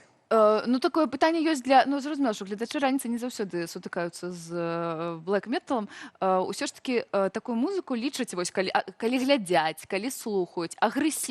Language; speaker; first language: Belarusian; native; Belarusian